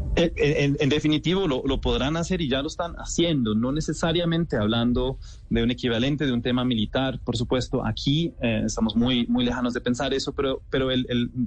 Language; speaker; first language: Spanish; non-native, fluent; German